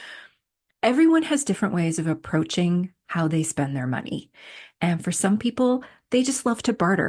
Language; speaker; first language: English; native; English